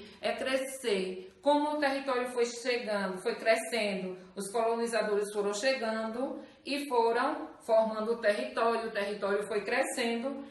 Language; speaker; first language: Portuguese; native; Portuguese